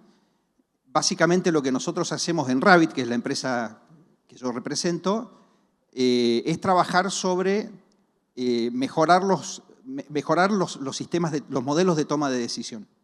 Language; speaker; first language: Spanish; native; Spanish